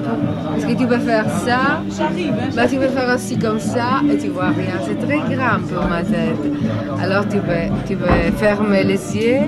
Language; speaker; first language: French; non-native, learner; Italian